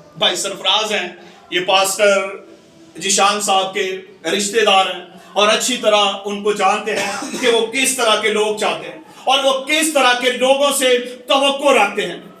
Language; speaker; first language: Urdu; non-native, local second language; Punjabi